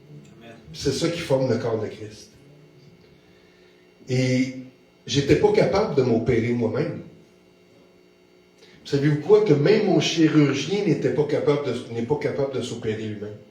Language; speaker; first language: French; native; French